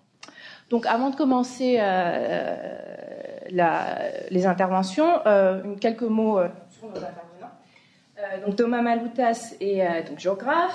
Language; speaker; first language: French; native; French